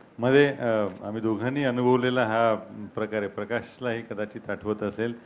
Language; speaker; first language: Marathi; native; Marathi